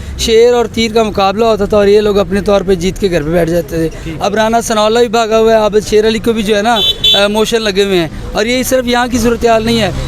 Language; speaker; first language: Urdu; non-native, local second language; Punjabi